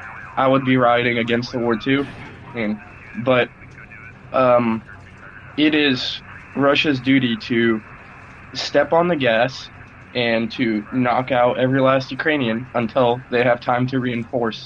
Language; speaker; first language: English; early bilingual, other home language; Russian